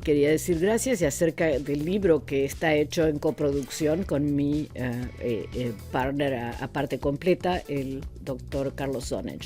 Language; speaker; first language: Spanish; native; Spanish